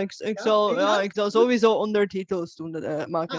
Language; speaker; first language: Dutch; non-native, fluent; Bulgarian